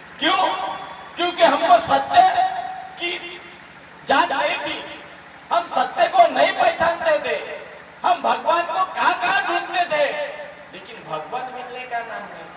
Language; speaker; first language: Hindi; non-native, local second language; Marathi